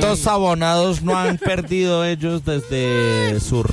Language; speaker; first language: Spanish; native; Spanish